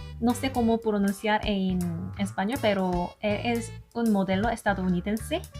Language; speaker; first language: Spanish; non-native, learner; Korean